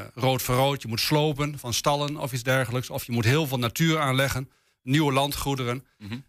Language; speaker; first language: Dutch; native; Dutch